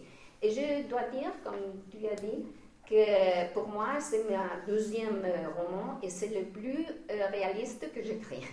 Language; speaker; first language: French; non-native, fluent; Spanish